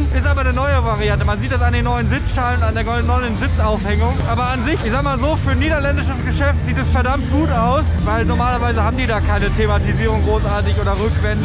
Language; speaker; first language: German; native; German